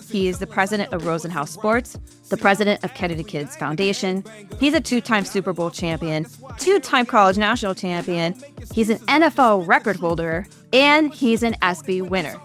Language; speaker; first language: English; native; English